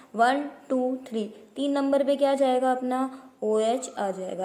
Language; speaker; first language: Hindi; native; Hindi